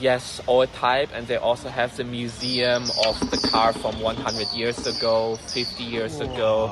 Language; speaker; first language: English; non-native, fluent; German